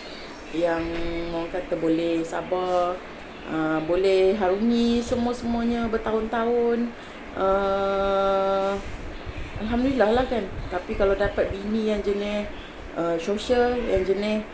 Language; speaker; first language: Malay; native; Malay